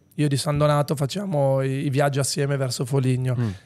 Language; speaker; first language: Italian; native; Italian